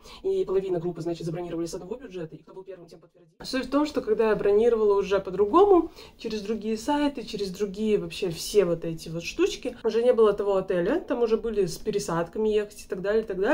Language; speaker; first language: Russian; native; Russian